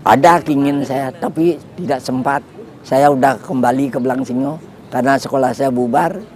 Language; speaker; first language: Indonesian; non-native, local second language; Balinese